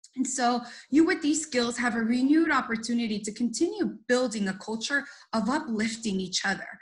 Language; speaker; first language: English; early bilingual, other home language; Spanish